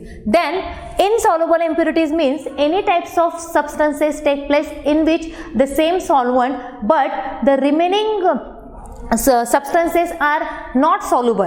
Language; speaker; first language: English; non-native, local second language; Marathi